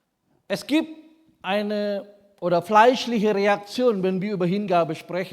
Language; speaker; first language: German; non-native, fluent; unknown